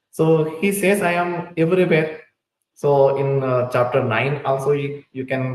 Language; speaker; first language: English; non-native, local second language; Tulu